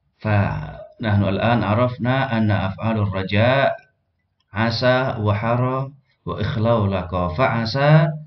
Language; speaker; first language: Arabic; non-native, fluent; Indonesian